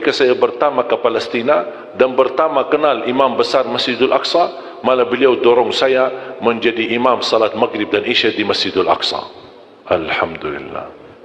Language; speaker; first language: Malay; non-native, fluent; Arabic